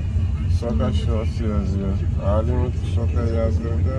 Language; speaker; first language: Turkish; non-native, fluent; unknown